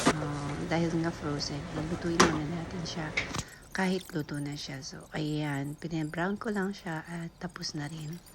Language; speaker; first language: Filipino; native; Filipino